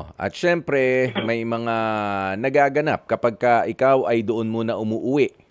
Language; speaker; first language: Filipino; native; Filipino